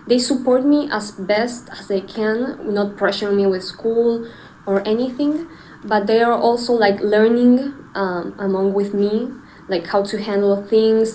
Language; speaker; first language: English; non-native, fluent; Spanish